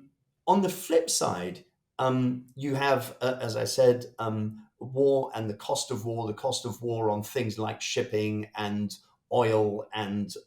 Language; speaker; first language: English; native; English